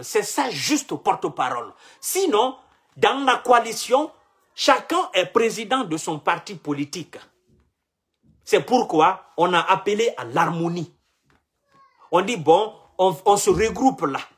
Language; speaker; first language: French; non-native, local second language; Mandingo